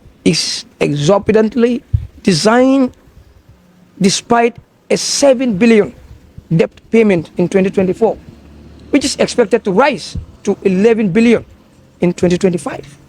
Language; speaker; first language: English; non-native, local second language; Fula